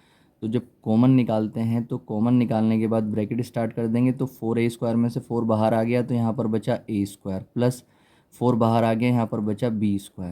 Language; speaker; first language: Hindi; native; Hindi